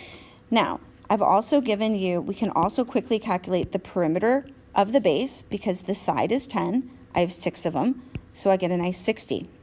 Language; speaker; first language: English; native; English